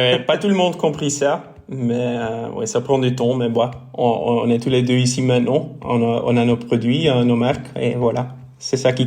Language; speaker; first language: French; non-native, local second language; Dutch